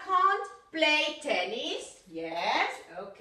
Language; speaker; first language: English; non-native, fluent; Spanish